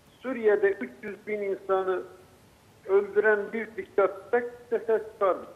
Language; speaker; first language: Turkish; native; Turkish